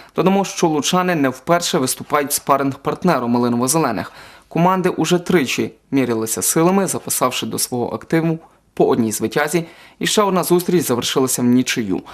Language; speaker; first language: Ukrainian; native; Ukrainian